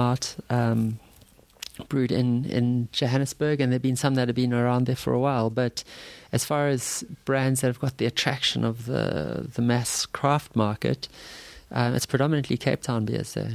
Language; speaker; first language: English; native; English